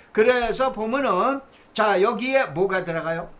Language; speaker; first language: Korean; native; Korean